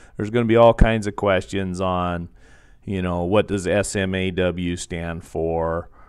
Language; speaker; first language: English; native; English